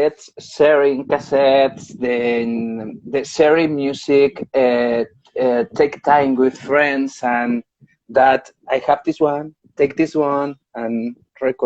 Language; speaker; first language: English; non-native, learner; Spanish